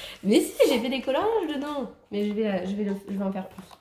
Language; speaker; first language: French; native; French